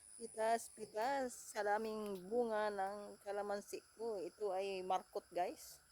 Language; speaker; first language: Filipino; non-native, local second language; Cebuano